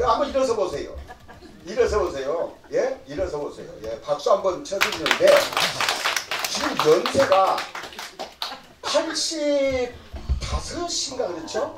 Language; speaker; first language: Korean; native; Korean